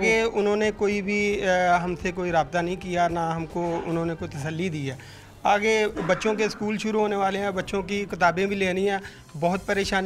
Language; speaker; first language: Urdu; non-native, local second language; Punjabi